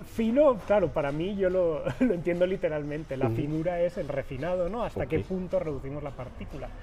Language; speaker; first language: Spanish; native; Spanish